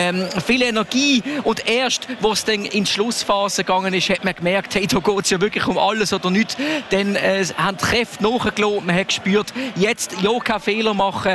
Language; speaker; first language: German; native; German